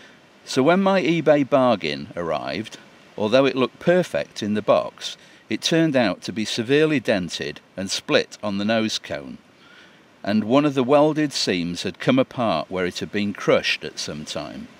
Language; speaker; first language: English; native; English